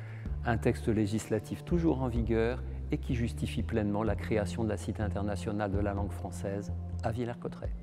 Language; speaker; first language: French; native; French